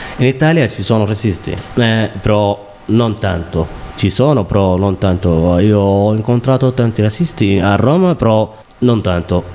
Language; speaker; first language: Italian; non-native, learner; Somali